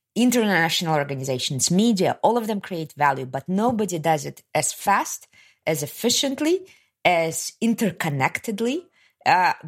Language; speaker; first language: English; non-native, fluent; Kazakh